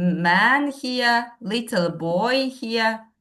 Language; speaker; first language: English; non-native, fluent; Kazakh